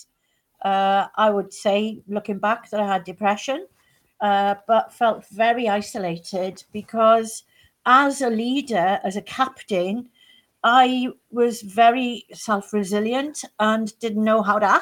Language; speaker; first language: English; native; English